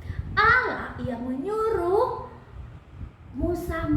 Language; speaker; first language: Indonesian; native; Indonesian